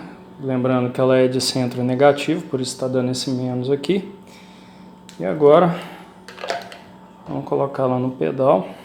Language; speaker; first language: Portuguese; native; Portuguese